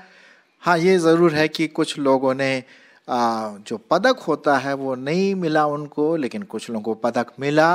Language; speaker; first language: Hindi; non-native, local second language; Marathi